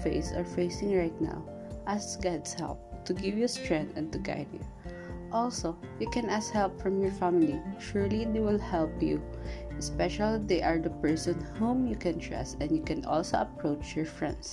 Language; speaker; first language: English; non-native, local second language; Filipino